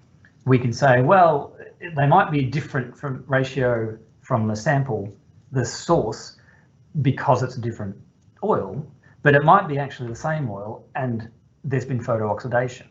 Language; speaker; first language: English; native; English